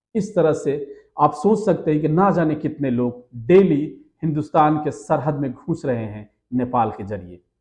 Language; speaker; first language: Hindi; native; Hindi